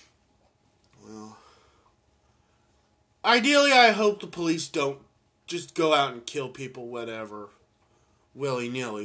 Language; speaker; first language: English; native; English